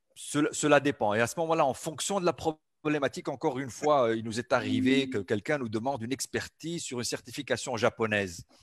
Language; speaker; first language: French; non-native, local second language; Arabic